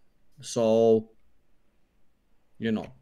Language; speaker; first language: English; non-native, learner; Polish